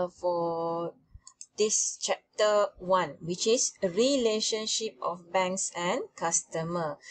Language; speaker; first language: English; non-native, local second language; Malay